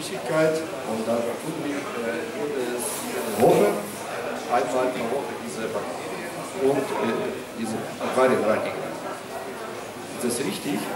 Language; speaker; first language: German; non-native, learner; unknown